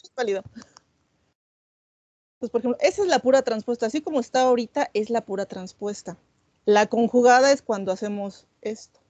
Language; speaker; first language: Spanish; native; Spanish